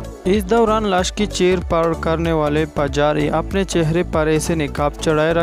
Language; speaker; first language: Urdu; native; Urdu